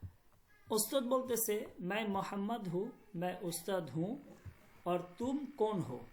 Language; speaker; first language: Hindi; non-native, fluent; Bangla